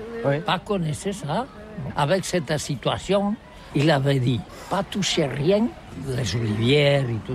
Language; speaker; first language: French; non-native, learner; Catalan